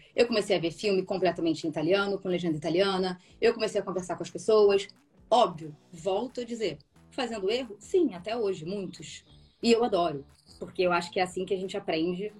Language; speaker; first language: Portuguese; native; Portuguese